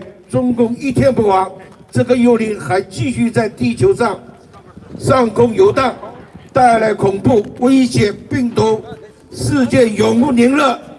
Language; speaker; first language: Chinese; native; Chinese